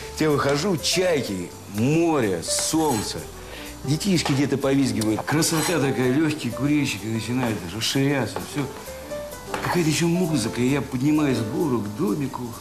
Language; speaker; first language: Russian; native; Russian